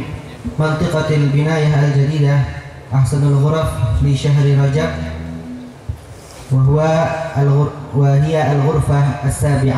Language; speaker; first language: Arabic; non-native, fluent; Indonesian